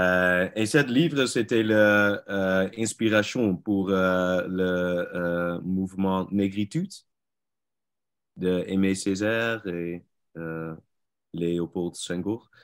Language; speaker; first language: French; non-native, learner; Dutch